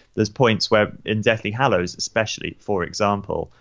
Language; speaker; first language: English; native; English